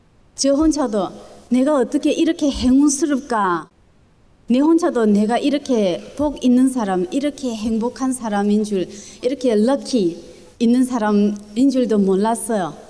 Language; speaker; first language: Korean; early bilingual, other home language; Chinese